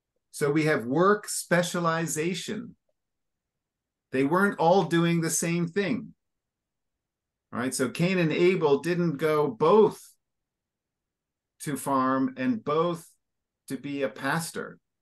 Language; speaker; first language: English; native; English